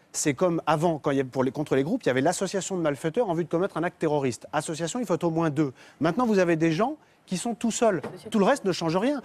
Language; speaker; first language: French; native; French